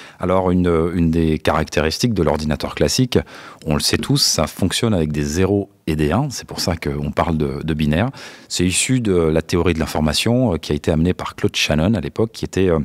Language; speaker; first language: French; native; French